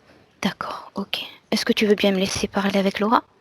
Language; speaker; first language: French; native; French